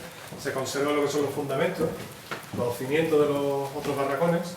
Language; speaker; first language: Spanish; native; Spanish